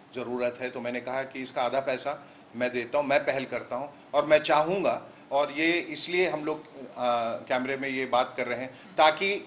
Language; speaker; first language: Hindi; native; Hindi